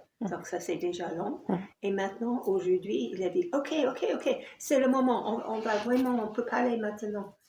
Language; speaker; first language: French; non-native, fluent; English